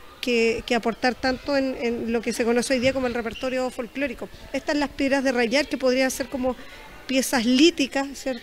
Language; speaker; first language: Spanish; native; Spanish